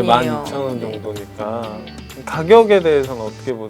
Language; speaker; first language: Korean; native; Korean